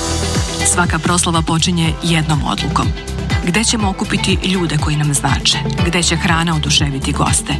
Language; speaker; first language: Serbian; native; Serbian